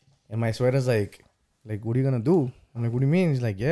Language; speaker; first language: English; early bilingual, other home language; Spanish